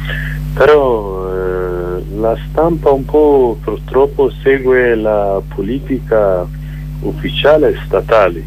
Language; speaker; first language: Italian; non-native, learner; Kurdish